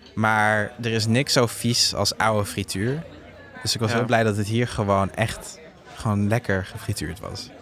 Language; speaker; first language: Dutch; non-native, fluent; French